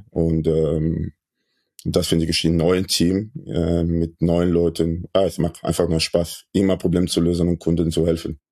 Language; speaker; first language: German; non-native, fluent; French